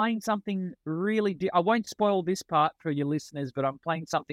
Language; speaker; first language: English; non-native, local second language; Italian